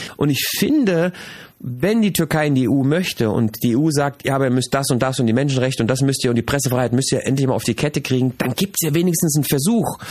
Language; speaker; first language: German; native; German